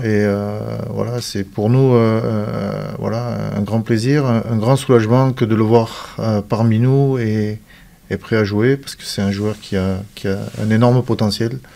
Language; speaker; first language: French; native; French